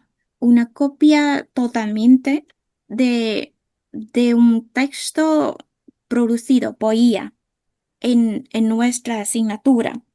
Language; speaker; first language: Spanish; non-native, fluent; Vietnamese